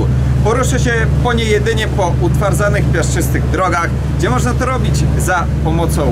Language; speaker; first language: Polish; native; Polish